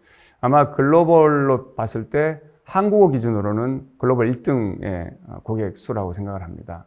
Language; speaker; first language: Korean; native; Korean